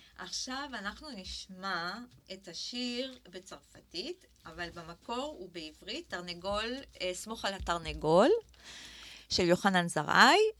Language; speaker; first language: Hebrew; native; Hebrew